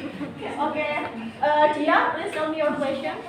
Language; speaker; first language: English; non-native, learner; Indonesian